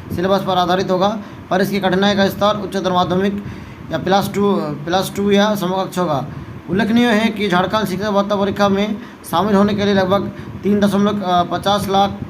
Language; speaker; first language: Hindi; non-native, local second language; Bangla